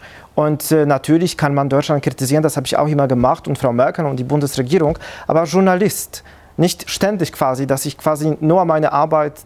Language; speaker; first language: German; non-native, fluent; Polish